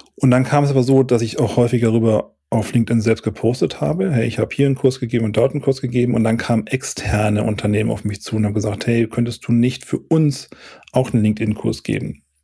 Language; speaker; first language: German; native; German